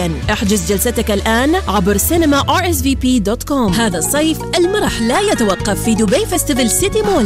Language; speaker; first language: Arabic; native; Arabic